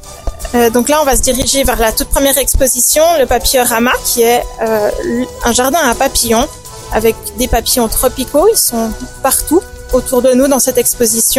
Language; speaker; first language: French; native; French